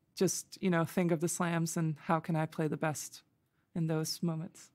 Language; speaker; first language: English; non-native, fluent; Danish